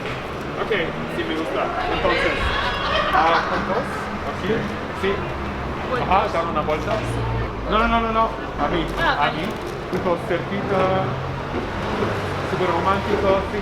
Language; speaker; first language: Spanish; non-native, learner; English